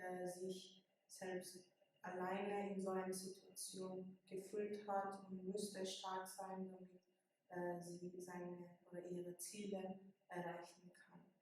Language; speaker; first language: German; early bilingual, other home language; Persian